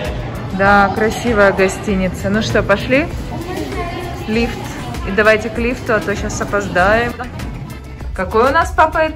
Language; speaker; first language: Russian; native; Russian